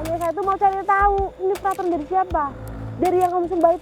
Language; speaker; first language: Indonesian; native; Indonesian